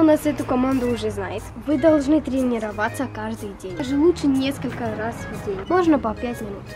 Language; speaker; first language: Russian; native; Russian